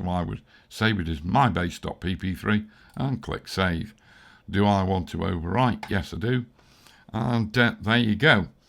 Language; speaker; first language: English; native; English